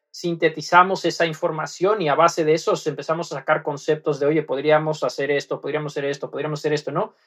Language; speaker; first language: Spanish; non-native, fluent; Dutch